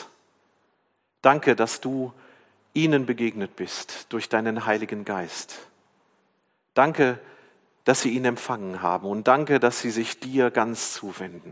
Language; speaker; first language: German; native; German